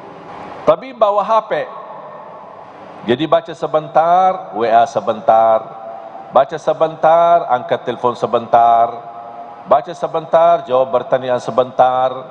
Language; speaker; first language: Indonesian; non-native, fluent; Arabic